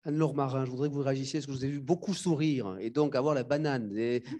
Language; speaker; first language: French; native; French